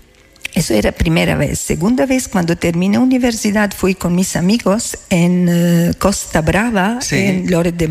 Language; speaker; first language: Spanish; non-native, learner; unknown